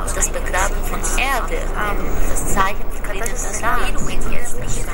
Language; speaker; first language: German; non-native, fluent; Greek